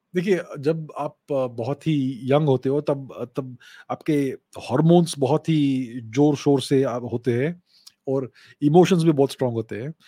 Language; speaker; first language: Hindi; non-native, local second language; Gujarati